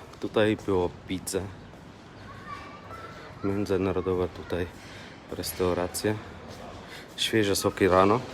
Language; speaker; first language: Polish; non-native, learner; Arabic